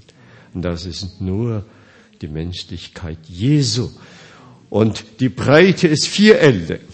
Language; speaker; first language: German; non-native, fluent; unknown